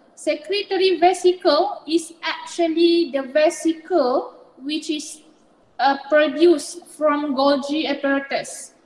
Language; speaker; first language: English; non-native, local second language; Malay